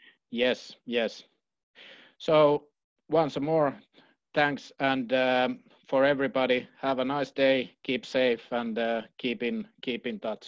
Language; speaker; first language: English; non-native, fluent; Finnish